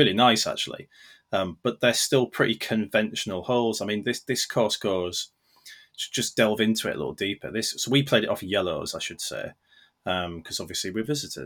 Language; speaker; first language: English; native; English